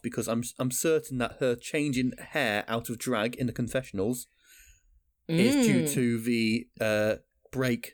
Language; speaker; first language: English; native; English